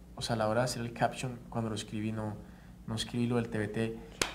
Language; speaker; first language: Spanish; native; Spanish